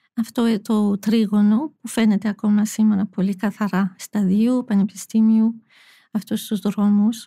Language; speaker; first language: Greek; non-native, fluent; French